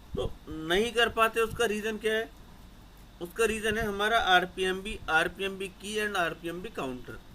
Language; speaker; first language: Hindi; native; Hindi